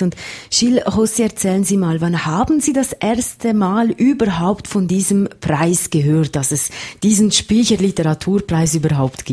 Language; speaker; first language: German; native; German